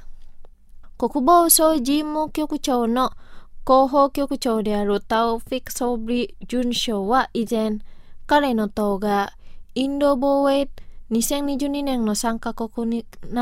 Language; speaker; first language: Japanese; non-native, fluent; Indonesian